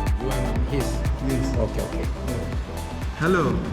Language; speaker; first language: English; non-native, learner; Korean